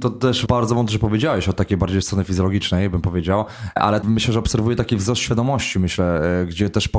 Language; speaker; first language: Polish; native; Polish